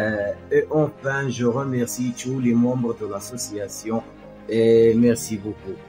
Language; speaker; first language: French; non-native, learner; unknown